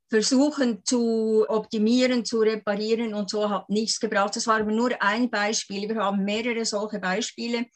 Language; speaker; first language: German; native; German